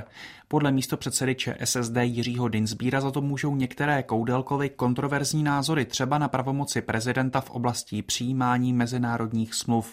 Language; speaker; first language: Czech; native; Czech